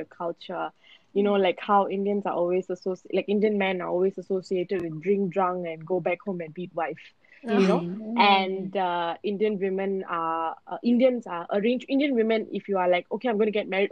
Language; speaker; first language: English; native; English